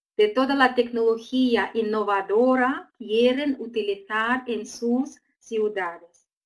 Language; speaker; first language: Spanish; non-native, fluent; Uzbek